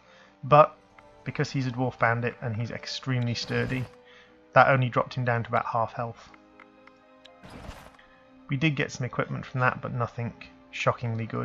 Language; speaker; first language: English; native; English